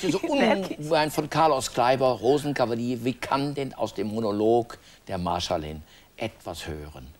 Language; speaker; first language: German; native; German